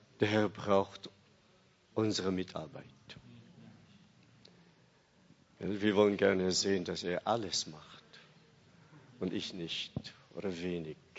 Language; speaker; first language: German; non-native, fluent; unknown